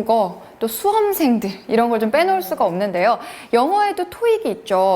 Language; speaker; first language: Korean; native; Korean